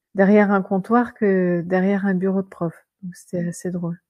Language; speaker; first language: French; native; French